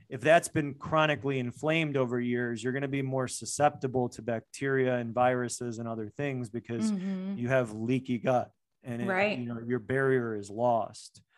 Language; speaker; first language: English; native; English